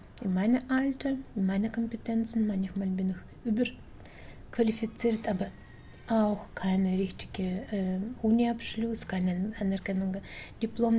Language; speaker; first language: German; non-native, learner; Russian